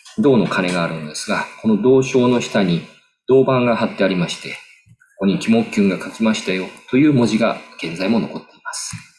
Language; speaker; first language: Japanese; native; Japanese